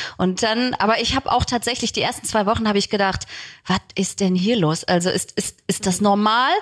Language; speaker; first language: German; early bilingual, other home language; Turkish